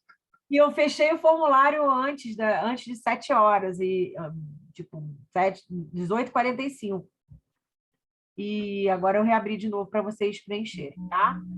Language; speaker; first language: Portuguese; native; Portuguese